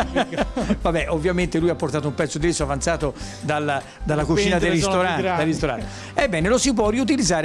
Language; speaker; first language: Italian; native; Italian